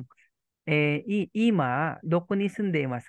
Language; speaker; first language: Japanese; non-native, learner; Filipino